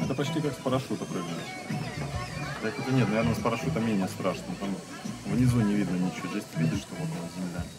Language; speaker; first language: Russian; native; Russian